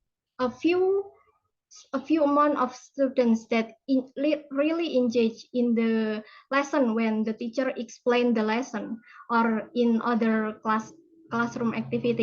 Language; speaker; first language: English; non-native, fluent; Indonesian